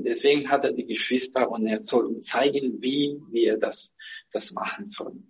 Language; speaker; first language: German; non-native, fluent; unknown